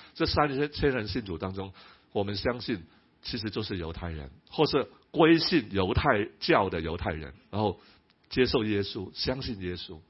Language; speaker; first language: Chinese; non-native, local second language; Cantonese